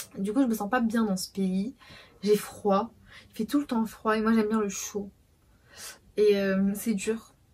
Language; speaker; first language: French; early bilingual, other home language; Portuguese